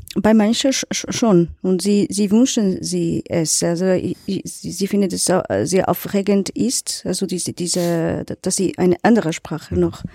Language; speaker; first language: German; non-native, learner; Portuguese